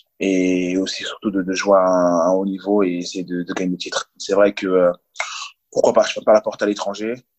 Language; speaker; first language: French; early bilingual, other home language; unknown